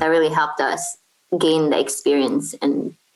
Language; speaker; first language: English; non-native, fluent; Arabic